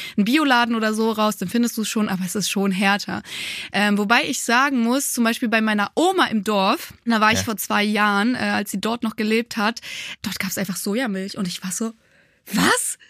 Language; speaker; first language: German; early bilingual, other home language; Polish